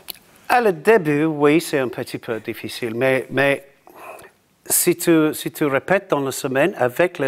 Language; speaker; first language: French; non-native, learner; English